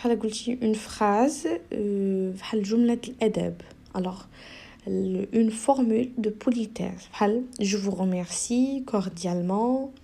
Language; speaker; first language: French; non-native, local second language; Arabic